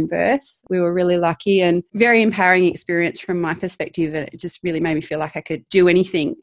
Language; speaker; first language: English; native; English